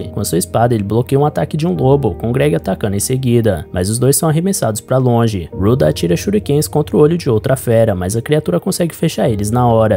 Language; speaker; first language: Portuguese; native; Portuguese